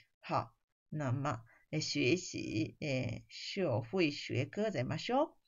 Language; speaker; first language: Chinese; non-native, fluent; Japanese